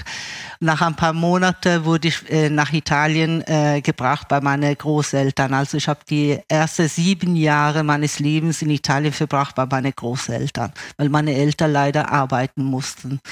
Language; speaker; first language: German; early bilingual, other home language; Italian